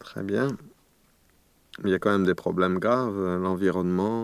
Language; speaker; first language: French; native; French